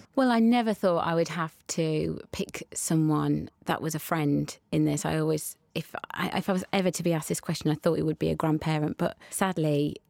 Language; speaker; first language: English; native; English